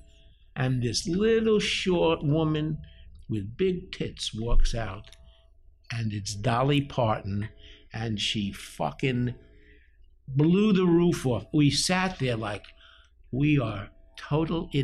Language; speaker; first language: English; early bilingual, other home language; Yiddish